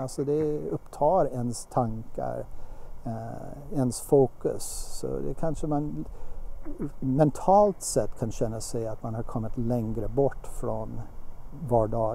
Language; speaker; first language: Swedish; non-native, fluent; English